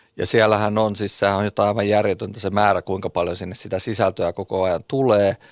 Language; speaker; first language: Finnish; native; Finnish